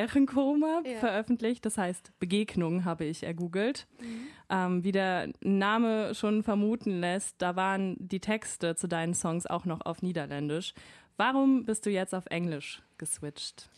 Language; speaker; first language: German; native; German